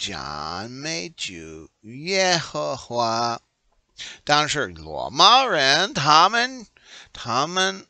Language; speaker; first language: Chinese; non-native, learner; English